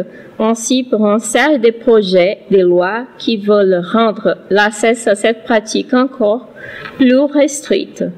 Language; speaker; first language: French; non-native, learner; Portuguese